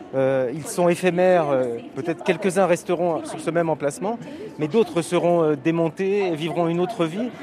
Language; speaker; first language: French; native; French